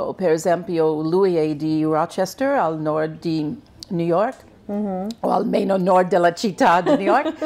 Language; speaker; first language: Italian; non-native, fluent; English